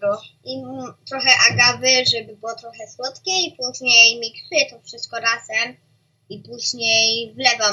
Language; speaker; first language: Polish; early bilingual, heritage; Polish